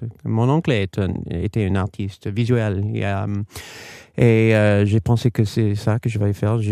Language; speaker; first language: French; non-native, fluent; English